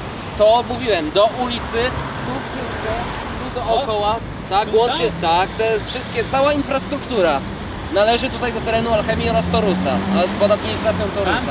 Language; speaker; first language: Polish; native; Polish